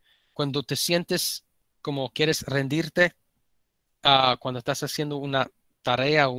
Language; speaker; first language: Spanish; early bilingual, heritage; Spanish